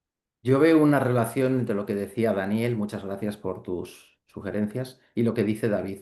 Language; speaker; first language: Spanish; native; Spanish